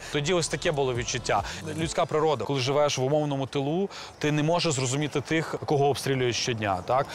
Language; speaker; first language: Ukrainian; non-native, local second language; Russian